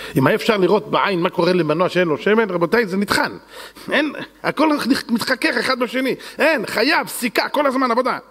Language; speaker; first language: Hebrew; native; Hebrew